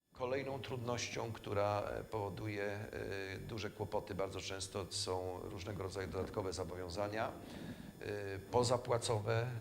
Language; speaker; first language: Polish; native; Polish